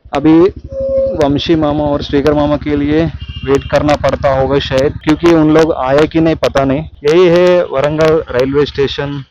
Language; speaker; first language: Hindi; non-native, local second language; Telugu